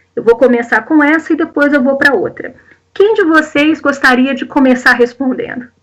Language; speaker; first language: Portuguese; native; Portuguese